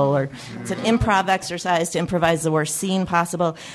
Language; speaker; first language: English; native; English